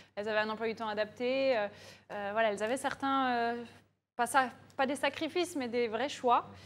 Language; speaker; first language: French; native; French